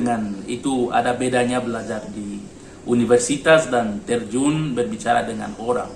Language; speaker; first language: Indonesian; non-native, learner; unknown